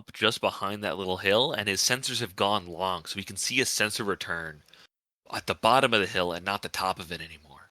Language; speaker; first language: English; native; English